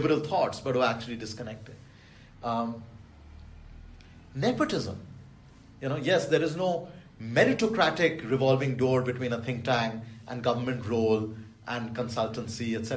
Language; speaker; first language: English; non-native, local second language; Bangla